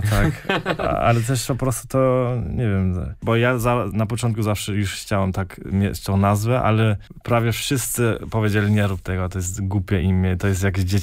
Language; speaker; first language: Polish; early bilingual, heritage; German